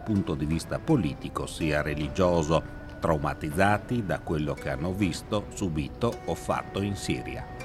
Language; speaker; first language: Italian; native; Italian